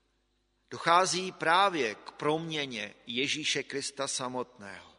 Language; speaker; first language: Czech; native; Czech